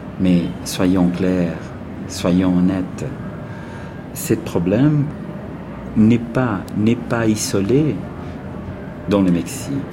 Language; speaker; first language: French; non-native, fluent; Spanish